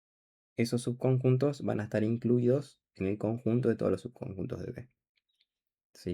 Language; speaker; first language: Spanish; native; Spanish